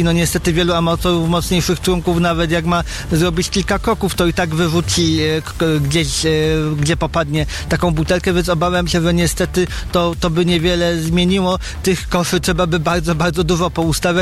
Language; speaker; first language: Polish; native; Polish